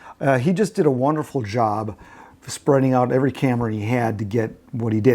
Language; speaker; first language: English; native; English